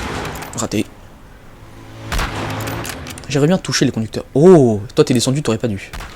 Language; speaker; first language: French; native; French